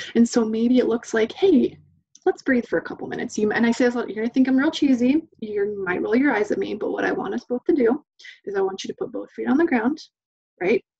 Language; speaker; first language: English; native; English